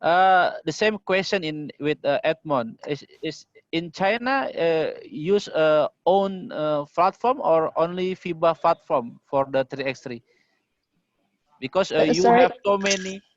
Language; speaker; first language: English; non-native, learner; Indonesian